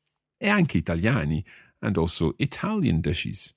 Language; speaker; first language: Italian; non-native, fluent; English